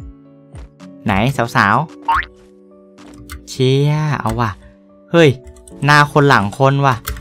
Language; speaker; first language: Thai; native; Thai